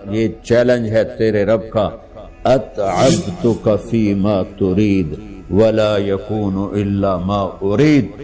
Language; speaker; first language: Urdu; non-native, local second language; Punjabi